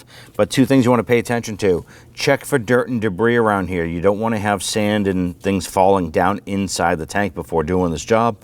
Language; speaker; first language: English; native; English